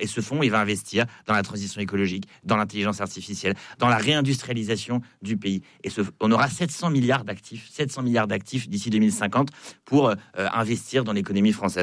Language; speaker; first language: French; native; French